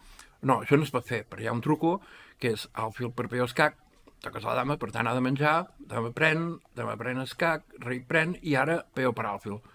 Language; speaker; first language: Catalan; native; Catalan